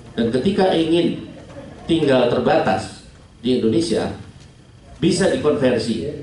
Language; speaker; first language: Indonesian; native; Indonesian